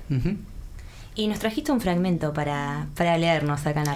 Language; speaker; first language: Spanish; native; Spanish